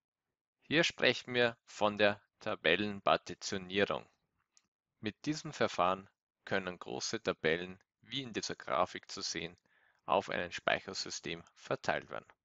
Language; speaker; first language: German; native; German